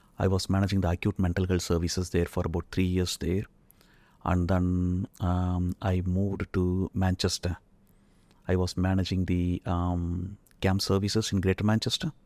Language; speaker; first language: English; non-native, local second language; Tamil